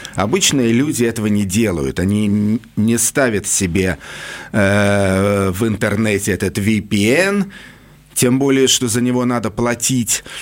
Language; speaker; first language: Russian; native; Russian